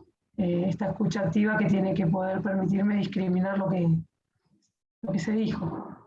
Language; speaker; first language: Spanish; native; Spanish